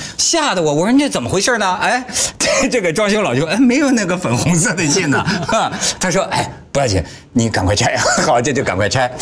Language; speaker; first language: Chinese; native; Chinese